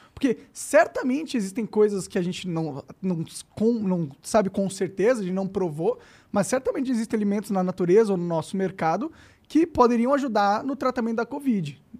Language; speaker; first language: Portuguese; native; Portuguese